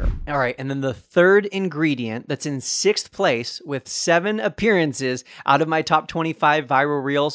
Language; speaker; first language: English; native; English